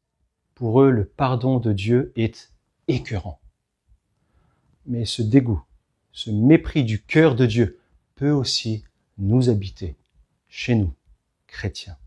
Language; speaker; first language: French; native; French